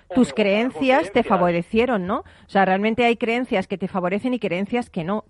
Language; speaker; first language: Spanish; native; Spanish